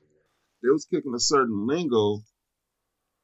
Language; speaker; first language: English; native; English